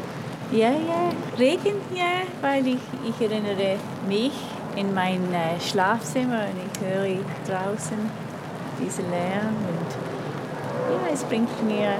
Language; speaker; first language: German; non-native, learner; English